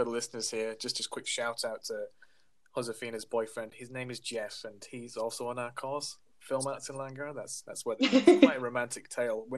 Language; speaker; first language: English; native; English